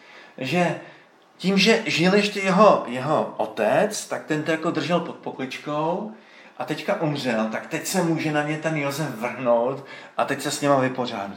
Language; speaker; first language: Czech; native; Czech